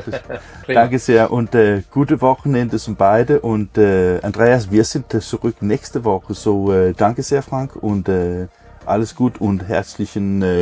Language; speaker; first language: German; non-native, learner; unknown